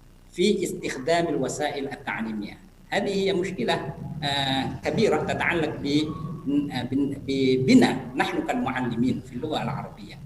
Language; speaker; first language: Arabic; non-native, fluent; Indonesian